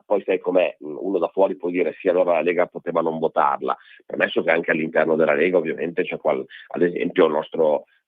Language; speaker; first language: Italian; native; Italian